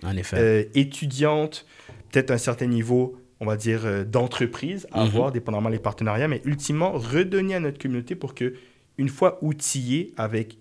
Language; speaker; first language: French; native; French